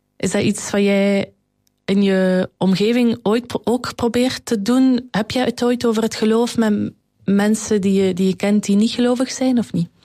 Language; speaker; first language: Dutch; native; Dutch